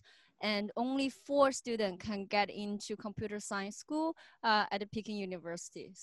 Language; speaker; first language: English; non-native, fluent; Chinese